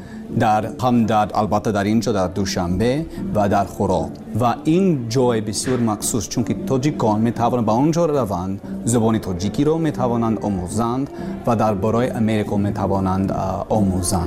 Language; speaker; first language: Persian; non-native, learner; English